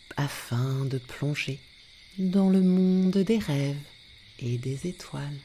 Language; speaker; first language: French; native; French